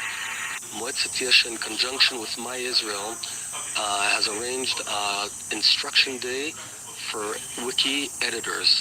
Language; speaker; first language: English; non-native, fluent; Hebrew